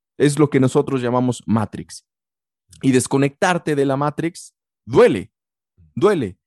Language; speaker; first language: Spanish; early bilingual, heritage; Spanish